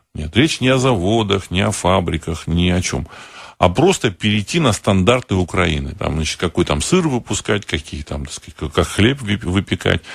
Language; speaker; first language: Russian; native; Russian